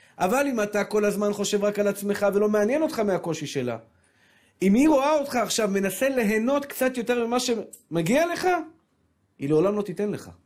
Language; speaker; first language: Hebrew; native; Hebrew